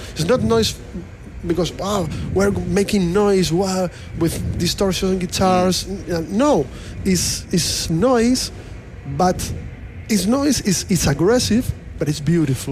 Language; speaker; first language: English; non-native, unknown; Spanish